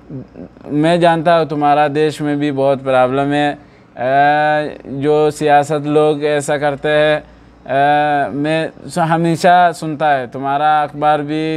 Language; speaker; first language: Hindi; non-native, fluent; Oromo